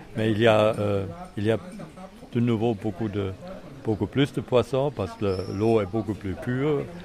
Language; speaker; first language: French; non-native, fluent; German